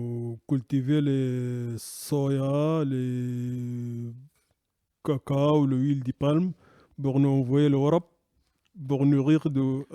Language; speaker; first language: French; non-native, learner; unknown